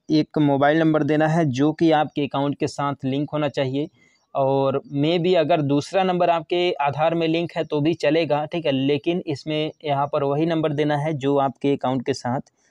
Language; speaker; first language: Hindi; native; Hindi